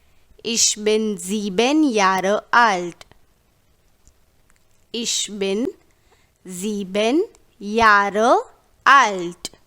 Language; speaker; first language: German; non-native, fluent; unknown